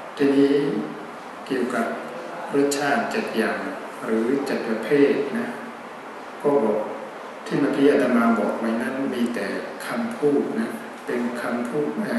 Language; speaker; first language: Thai; non-native, fluent; Burmese